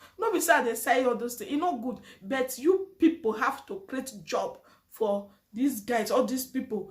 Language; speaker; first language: Nigerian Pidgin; native; Nigerian Pidgin